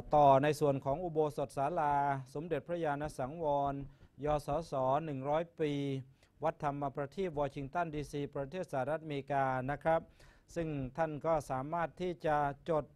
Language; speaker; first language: Thai; native; Thai